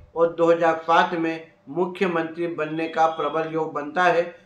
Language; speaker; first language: Hindi; native; Hindi